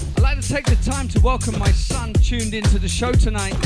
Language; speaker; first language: English; native; English